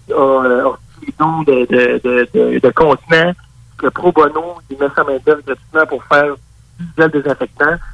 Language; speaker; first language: French; native; French